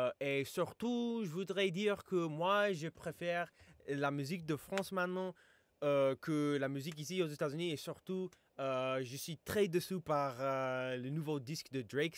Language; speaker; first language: French; non-native, fluent; English